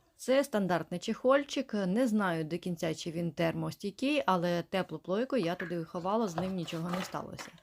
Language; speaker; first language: Ukrainian; native; Ukrainian